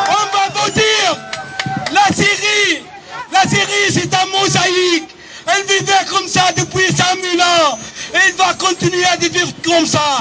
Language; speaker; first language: French; non-native, learner; Arabic